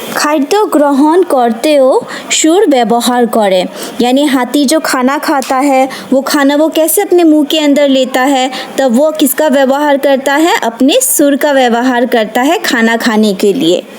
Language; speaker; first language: Hindi; non-native, local second language; Bangla